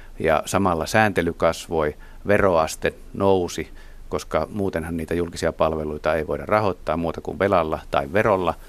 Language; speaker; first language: Finnish; native; Finnish